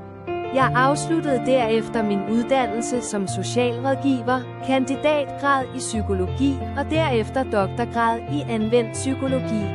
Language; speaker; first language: Danish; non-native, fluent; Persian